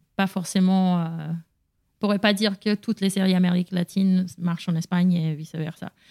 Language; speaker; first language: French; non-native, fluent; Spanish